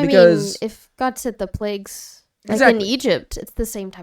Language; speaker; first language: English; native; English